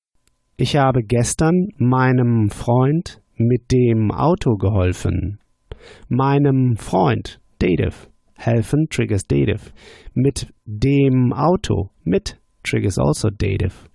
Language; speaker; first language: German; non-native, fluent; English